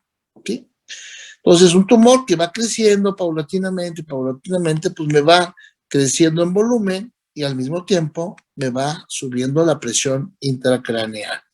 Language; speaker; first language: Spanish; native; Spanish